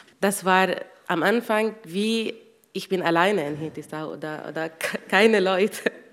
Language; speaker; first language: German; non-native, learner; Arabic